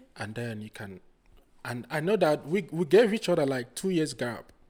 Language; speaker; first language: English; non-native, local second language; Igbo